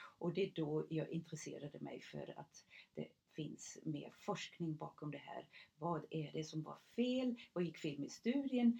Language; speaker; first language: Swedish; non-native, fluent; German